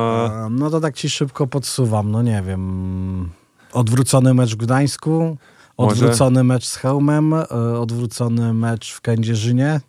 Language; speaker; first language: Polish; native; Polish